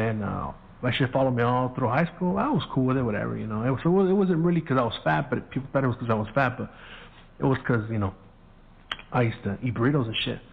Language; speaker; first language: English; early bilingual, other home language; Spanish